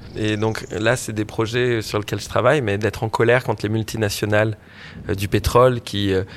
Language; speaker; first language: French; native; French